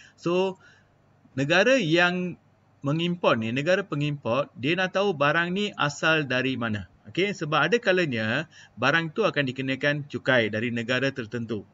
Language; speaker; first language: Malay; non-native, local second language; Malayalam